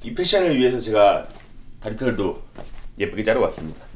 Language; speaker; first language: Korean; native; Korean